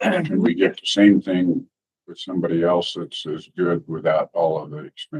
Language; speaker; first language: English; native; English